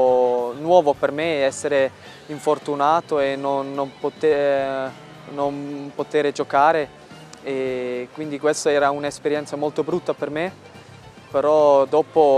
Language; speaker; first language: Italian; non-native, fluent; German